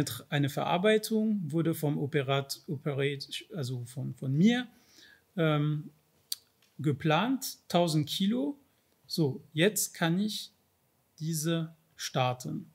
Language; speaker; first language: German; non-native, fluent; French